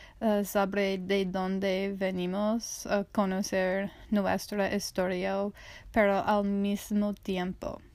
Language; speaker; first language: Spanish; non-native, learner; English